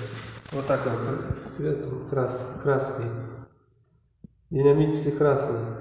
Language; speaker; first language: Russian; non-native, learner; Uzbek